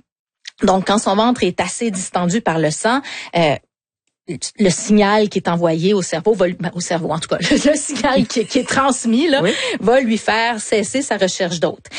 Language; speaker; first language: French; native; French